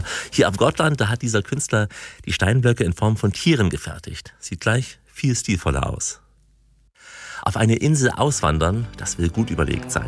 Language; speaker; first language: German; native; German